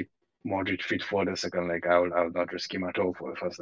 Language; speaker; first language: English; non-native, local second language; Hausa